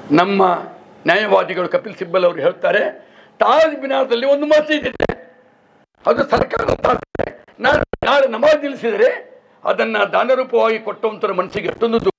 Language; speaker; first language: Kannada; non-native, local second language; Urdu